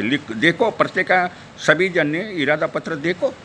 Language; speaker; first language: Hindi; non-native, local second language; Marathi